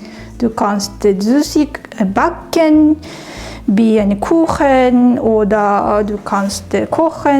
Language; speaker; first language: German; non-native, learner; Japanese